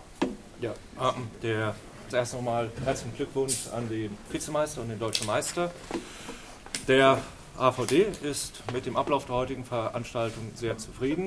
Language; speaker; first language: German; native; German